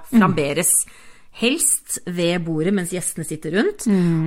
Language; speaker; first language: Norwegian; native; Norwegian